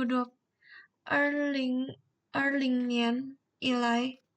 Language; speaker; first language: Chinese; non-native, learner; Indonesian